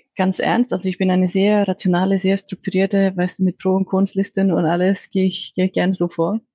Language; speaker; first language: German; non-native, fluent; Icelandic